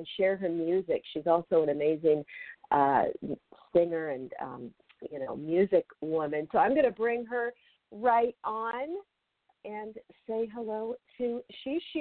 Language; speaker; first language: English; native; English